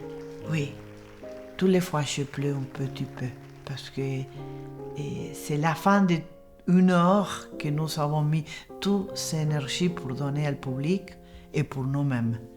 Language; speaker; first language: French; non-native, learner; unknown